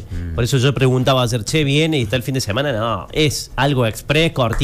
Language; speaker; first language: Spanish; native; Spanish